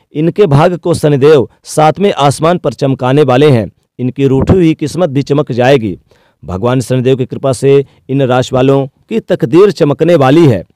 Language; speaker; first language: Hindi; native; Hindi